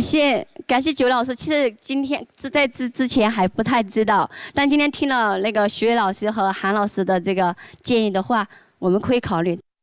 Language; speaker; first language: Chinese; native; Chinese